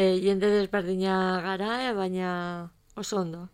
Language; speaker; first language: Basque; non-native, learner; Spanish